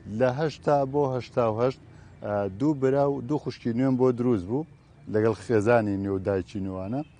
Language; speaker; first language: Central Kurdish; native; Central Kurdish